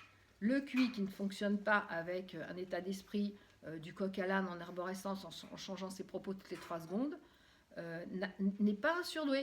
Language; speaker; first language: French; native; French